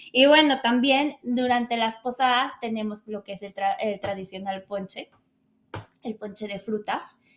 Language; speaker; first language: Spanish; native; Spanish